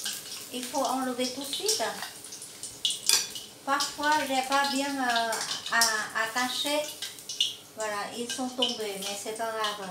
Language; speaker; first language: French; non-native, learner; Vietnamese